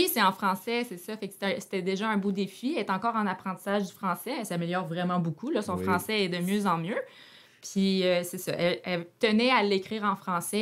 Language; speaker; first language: French; native; French